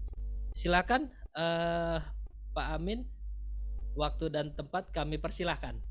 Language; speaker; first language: Indonesian; native; Indonesian